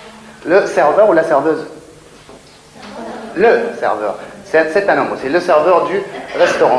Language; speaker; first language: French; non-native, fluent; Arabic